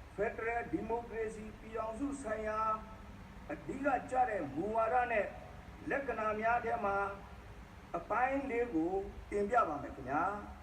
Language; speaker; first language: Burmese; non-native, local second language; Shan